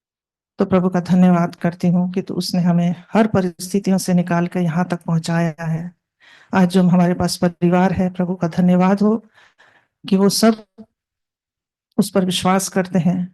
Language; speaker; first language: Hindi; native; Hindi